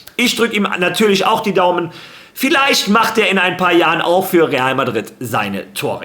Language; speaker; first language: German; early bilingual, other home language; Spanish